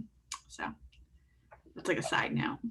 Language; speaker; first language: English; native; English